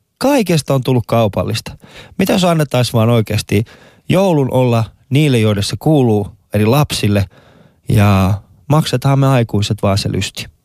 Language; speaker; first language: Finnish; non-native, fluent; Persian